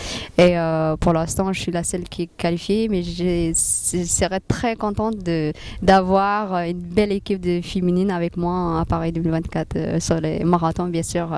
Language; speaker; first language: French; non-native, fluent; Tigrinya